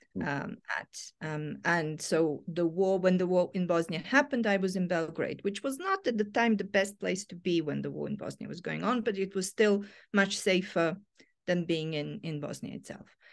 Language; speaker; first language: English; non-native, fluent; Serbian